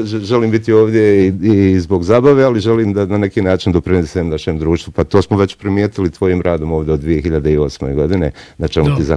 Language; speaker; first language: Bosnian; native; Bosnian